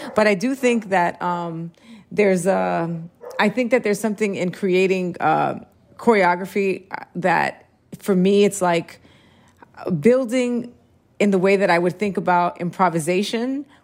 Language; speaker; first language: English; early bilingual, other home language; Spanish